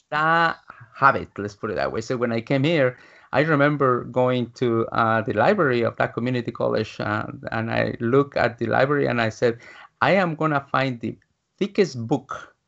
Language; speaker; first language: English; non-native, fluent; Spanish